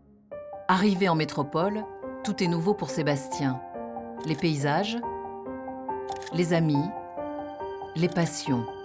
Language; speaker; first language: French; native; French